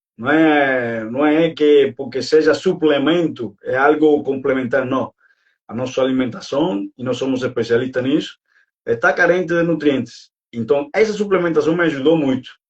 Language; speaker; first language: Portuguese; non-native, fluent; Spanish